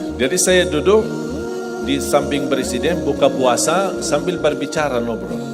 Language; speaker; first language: Indonesian; non-native, fluent; Arabic